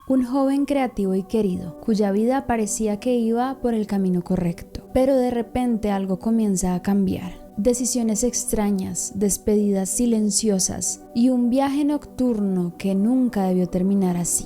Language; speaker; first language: Spanish; native; Spanish